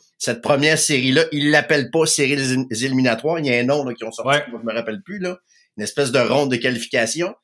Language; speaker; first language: French; native; French